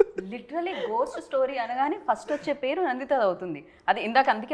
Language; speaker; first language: Telugu; native; Telugu